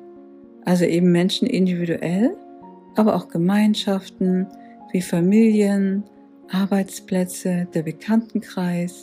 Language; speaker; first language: German; native; German